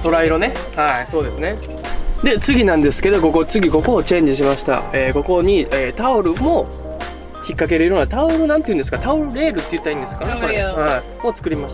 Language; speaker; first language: Japanese; native; Japanese